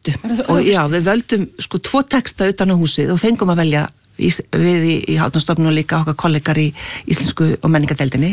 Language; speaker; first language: Icelandic; native; Icelandic